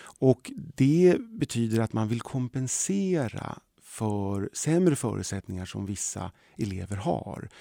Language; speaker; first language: Swedish; early bilingual, other home language; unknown